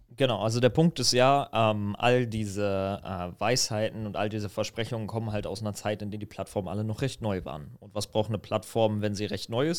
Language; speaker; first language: German; native; German